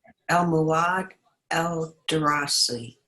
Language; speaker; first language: Arabic; non-native, learner; English